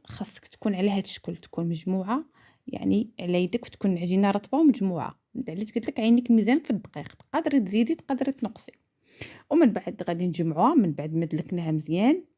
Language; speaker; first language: Arabic; native; Arabic